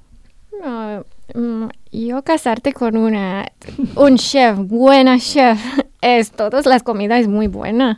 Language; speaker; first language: Spanish; non-native, learner; Indonesian